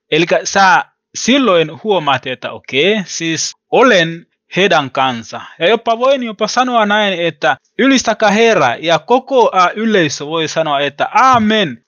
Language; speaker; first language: Finnish; non-native, learner; Swahili